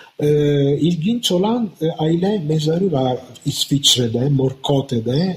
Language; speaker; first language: Turkish; non-native, fluent; Italian